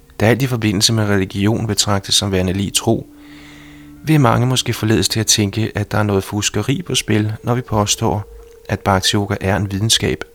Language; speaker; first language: Danish; native; Danish